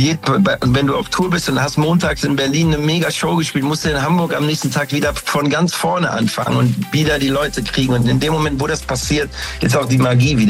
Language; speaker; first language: German; native; German